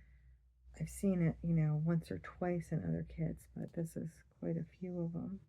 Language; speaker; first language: English; native; English